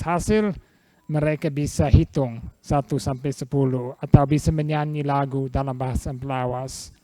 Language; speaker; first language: Indonesian; non-native, fluent; English